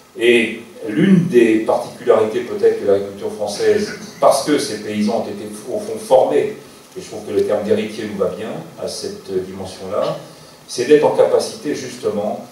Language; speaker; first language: French; native; French